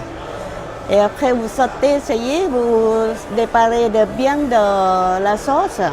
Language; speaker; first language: French; non-native, learner; Thai